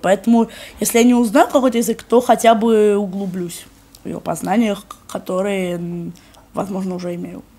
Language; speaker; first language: Russian; native; Russian